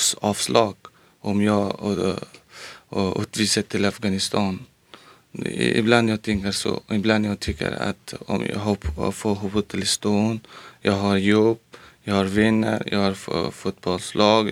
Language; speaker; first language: Swedish; non-native, learner; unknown